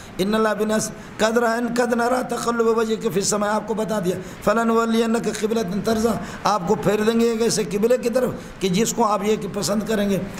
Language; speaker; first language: Urdu; non-native, local second language; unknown